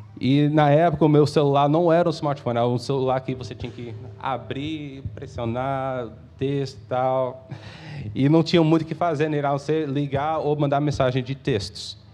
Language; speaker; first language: Portuguese; early bilingual, heritage; English